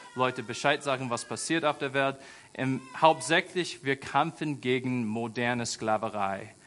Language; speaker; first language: German; non-native, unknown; English